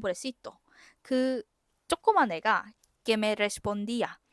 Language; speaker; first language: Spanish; non-native, fluent; Korean